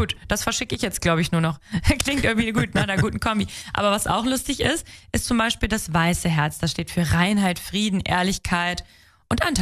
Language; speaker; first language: German; native; German